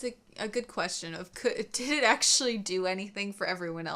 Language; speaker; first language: English; native; English